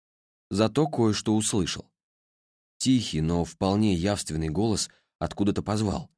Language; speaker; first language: Russian; native; Russian